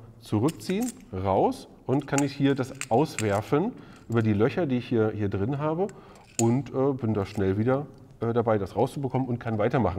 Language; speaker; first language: German; native; German